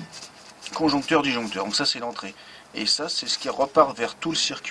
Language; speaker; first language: French; native; French